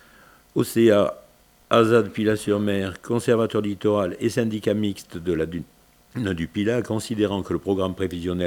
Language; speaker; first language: French; native; French